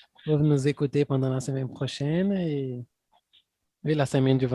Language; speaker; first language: French; non-native, fluent; Portuguese